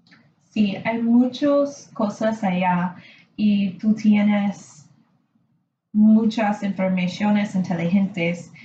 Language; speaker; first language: Spanish; non-native, learner; English